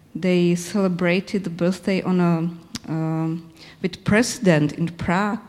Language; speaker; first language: English; non-native, fluent; Czech